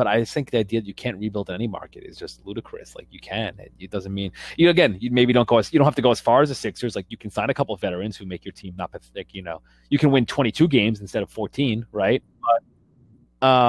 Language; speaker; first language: English; native; English